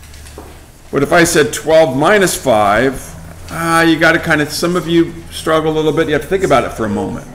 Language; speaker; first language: English; native; English